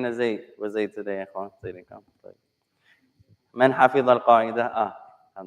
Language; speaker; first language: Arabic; non-native, fluent; English